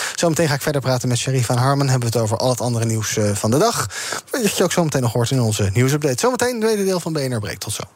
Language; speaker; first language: Dutch; native; Dutch